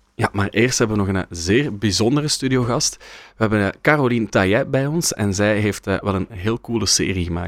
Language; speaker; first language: Dutch; native; Dutch